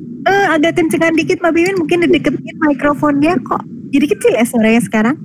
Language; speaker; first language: Indonesian; native; Indonesian